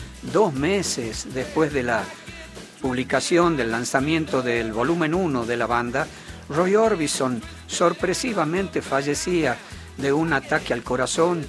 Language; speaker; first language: Spanish; native; Spanish